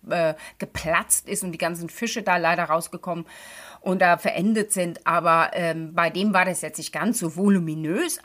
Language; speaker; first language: German; native; German